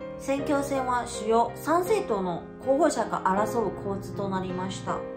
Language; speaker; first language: Japanese; non-native, fluent; Chinese